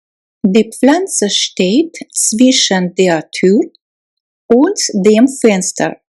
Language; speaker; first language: German; non-native, fluent; Russian